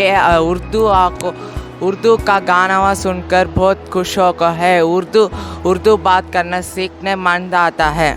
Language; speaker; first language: Hindi; non-native, learner; Tamil